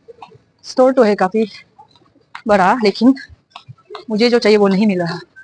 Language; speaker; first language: Hindi; non-native, local second language; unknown